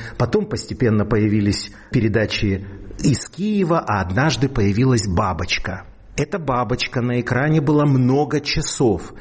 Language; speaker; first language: Russian; native; Russian